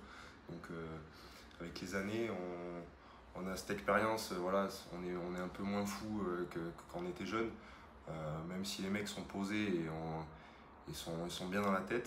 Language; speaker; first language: French; native; French